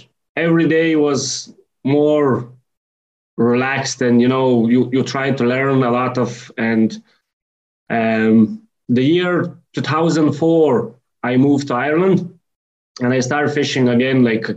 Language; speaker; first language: English; non-native, fluent; Lithuanian